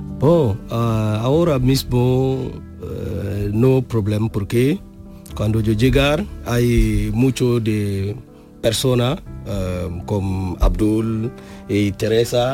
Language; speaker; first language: Spanish; non-native, learner; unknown